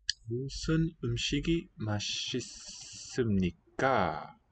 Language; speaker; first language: Korean; non-native, learner; English